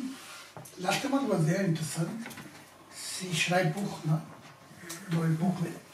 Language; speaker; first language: German; non-native, learner; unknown